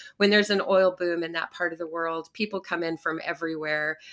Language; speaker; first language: English; native; English